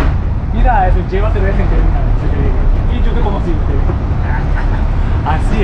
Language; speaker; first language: Spanish; non-native, learner; Japanese